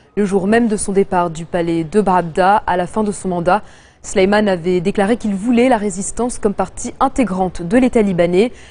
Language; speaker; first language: French; non-native, local second language; Arabic